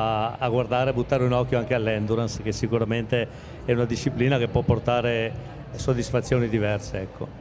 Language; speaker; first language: Italian; native; Italian